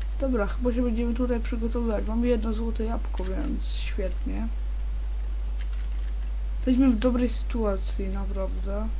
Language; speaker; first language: Polish; native; Polish